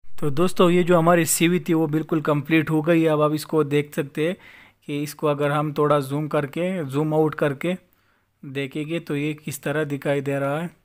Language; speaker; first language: Urdu; non-native, local second language; Pashto